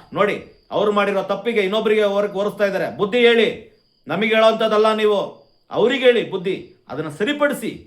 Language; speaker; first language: Kannada; non-native, local second language; Konkani